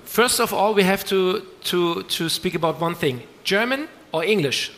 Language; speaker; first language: English; non-native, fluent; German